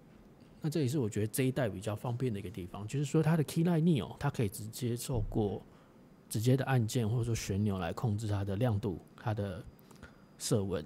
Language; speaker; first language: Chinese; native; Chinese